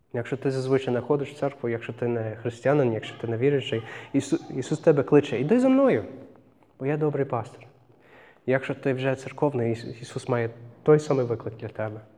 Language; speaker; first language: Ukrainian; non-native, fluent; English